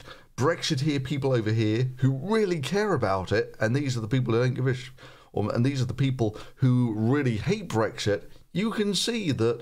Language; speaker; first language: English; native; English